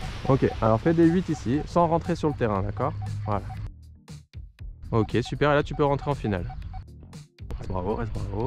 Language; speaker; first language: French; native; French